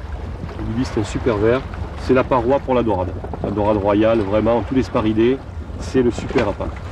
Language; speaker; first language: French; native; French